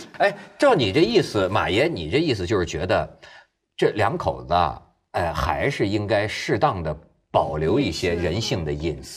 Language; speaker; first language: Chinese; native; Chinese